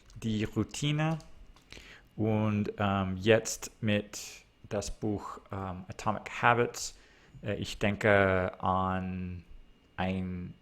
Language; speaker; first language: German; non-native, learner; English